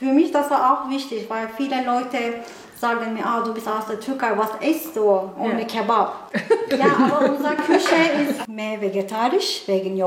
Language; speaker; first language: German; non-native, learner; Turkish